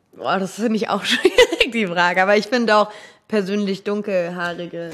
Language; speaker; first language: German; native; German